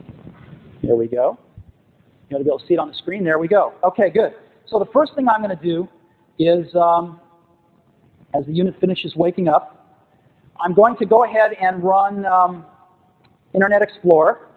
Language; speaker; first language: English; native; English